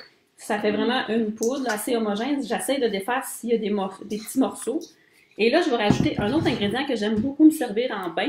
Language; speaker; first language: French; native; French